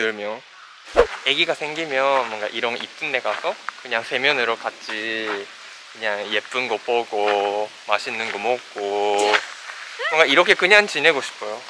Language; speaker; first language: Korean; non-native, fluent; Japanese